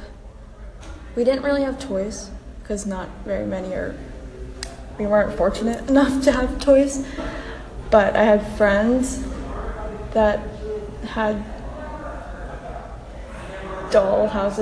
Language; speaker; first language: English; non-native, local second language; Filipino